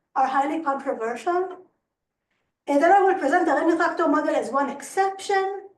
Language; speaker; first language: English; non-native, fluent; Hebrew